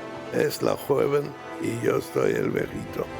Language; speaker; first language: Spanish; non-native, fluent; German